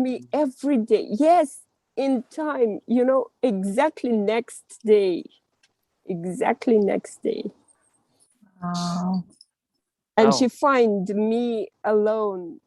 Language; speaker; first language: English; non-native, learner; Russian